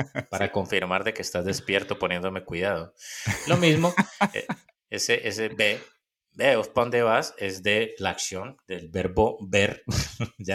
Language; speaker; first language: Spanish; native; Spanish